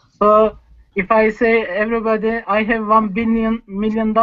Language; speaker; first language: English; non-native, learner; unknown